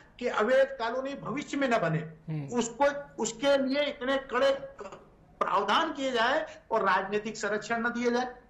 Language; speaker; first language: Hindi; native; Hindi